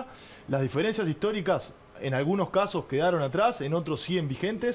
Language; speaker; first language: Spanish; native; Spanish